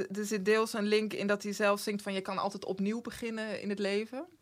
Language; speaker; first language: Dutch; early bilingual, other home language; Portuguese